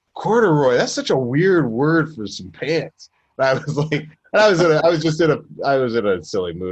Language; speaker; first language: English; native; English